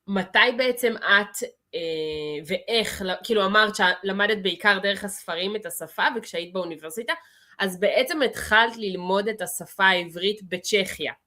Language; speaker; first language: Hebrew; early bilingual, other home language; Russian